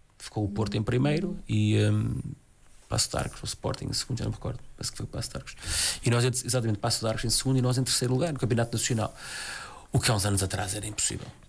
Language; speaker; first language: Portuguese; native; Portuguese